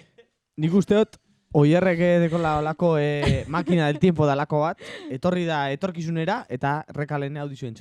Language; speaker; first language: Basque; native; Basque